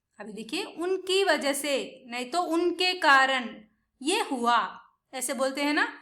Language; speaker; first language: Hindi; non-native, local second language; Tamil